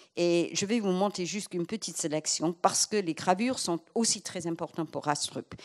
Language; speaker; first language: French; non-native, fluent; English